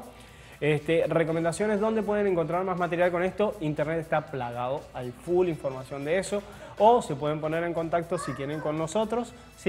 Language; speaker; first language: Spanish; native; Spanish